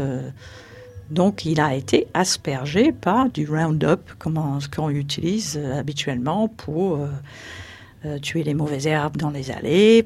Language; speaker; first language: French; non-native, fluent; English